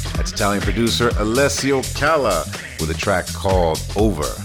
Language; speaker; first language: English; native; English